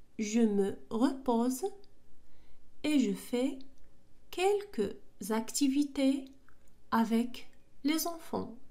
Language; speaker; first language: French; non-native, local second language; Arabic